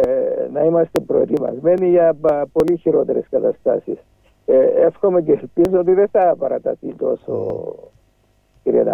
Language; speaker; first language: Greek; native; Greek